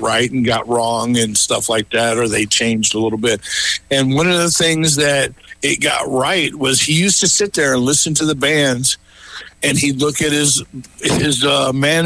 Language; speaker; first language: English; native; English